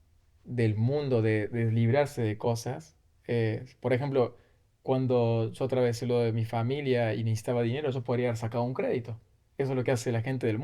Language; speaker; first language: Spanish; native; Spanish